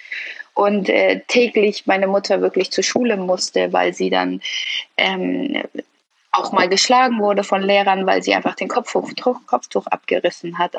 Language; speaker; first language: German; early bilingual, other home language; Persian